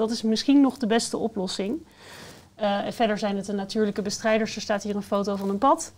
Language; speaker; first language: Dutch; native; Dutch